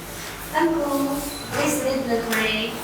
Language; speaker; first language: English; non-native, local second language; Indonesian